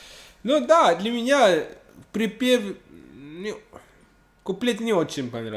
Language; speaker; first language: Russian; non-native, learner; English